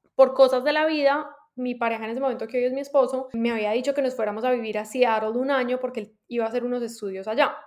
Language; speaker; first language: Spanish; native; Spanish